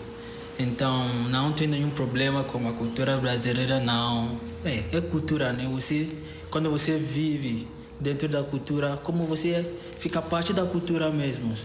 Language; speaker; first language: Portuguese; non-native, fluent; Akan